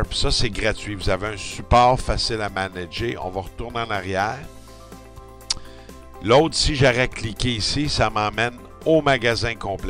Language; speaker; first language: French; native; French